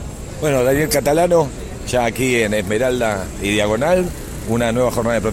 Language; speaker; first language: Spanish; native; Spanish